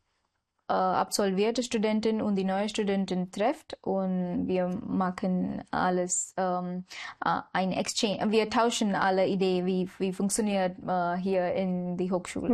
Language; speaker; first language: German; non-native, learner; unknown